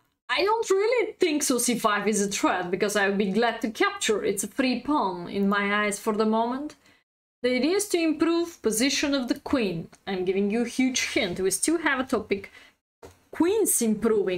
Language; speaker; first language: English; non-native, fluent; Bulgarian